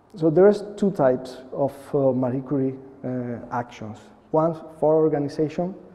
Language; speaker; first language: English; non-native, fluent; Spanish